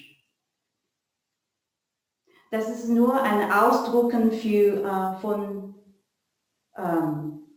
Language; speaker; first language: German; non-native, learner; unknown